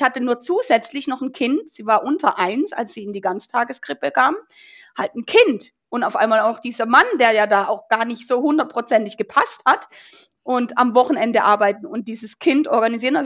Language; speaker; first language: German; native; German